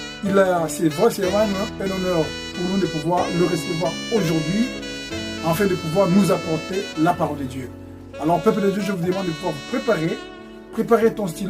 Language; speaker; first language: French; non-native, local second language; Lingala